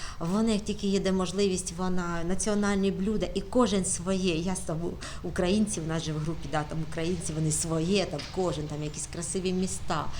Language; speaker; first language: Ukrainian; native; Ukrainian